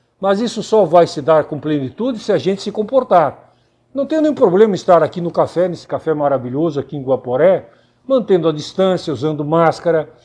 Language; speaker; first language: Portuguese; native; Portuguese